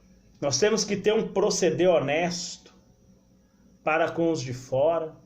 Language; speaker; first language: Portuguese; native; Portuguese